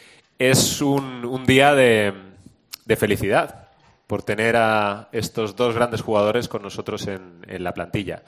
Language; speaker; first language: Spanish; native; Spanish